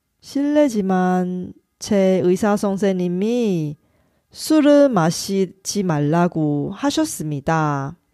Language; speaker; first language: Korean; non-native, fluent; Chinese